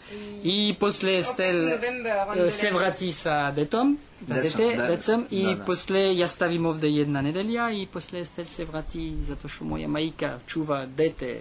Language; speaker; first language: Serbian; non-native, learner; French